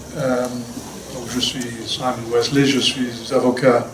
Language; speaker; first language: French; non-native, fluent; English